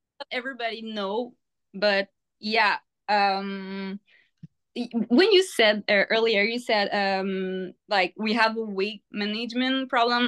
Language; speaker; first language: English; non-native, fluent; French